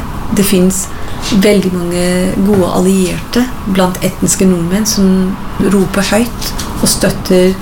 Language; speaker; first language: Norwegian; non-native, fluent; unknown